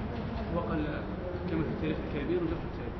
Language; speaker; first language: Arabic; native; Arabic